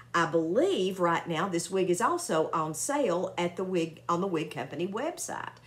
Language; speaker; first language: English; native; English